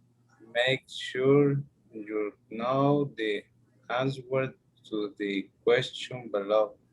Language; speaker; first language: English; non-native, learner; Spanish